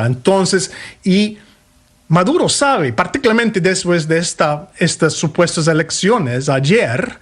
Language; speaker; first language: Spanish; non-native, fluent; English